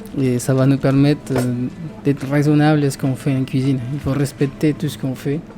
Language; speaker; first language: French; non-native, fluent; Spanish